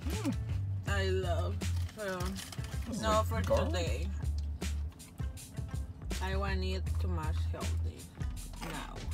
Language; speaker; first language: English; non-native, learner; Spanish